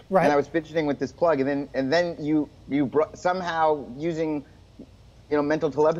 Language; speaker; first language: English; native; English